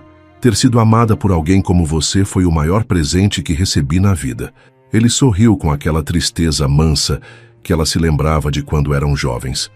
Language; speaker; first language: Portuguese; native; Portuguese